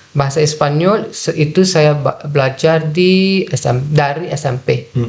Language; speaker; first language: Indonesian; non-native, fluent; Dutch